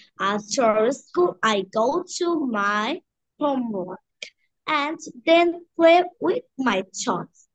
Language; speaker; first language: English; non-native, learner; Bangla